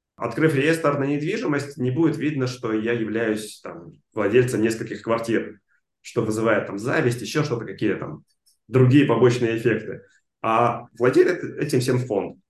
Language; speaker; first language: Russian; non-native, local second language; Armenian